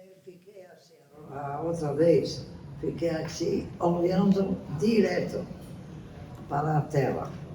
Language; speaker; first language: Portuguese; non-native, fluent; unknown